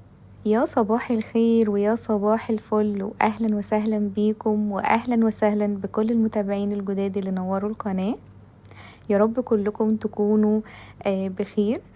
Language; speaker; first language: Arabic; native; Arabic